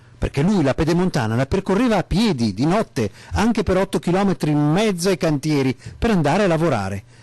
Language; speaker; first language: Italian; native; Italian